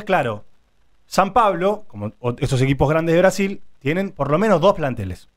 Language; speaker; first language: Spanish; native; Spanish